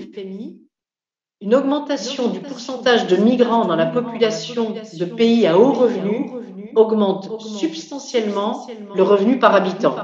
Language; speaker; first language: French; native; French